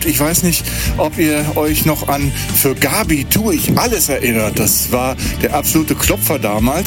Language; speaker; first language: German; native; German